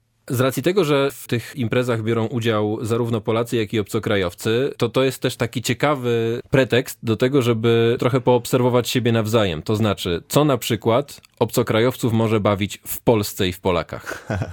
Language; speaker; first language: Polish; native; Polish